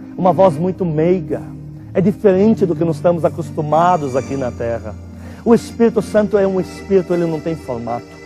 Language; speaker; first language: Portuguese; non-native, fluent; Arabic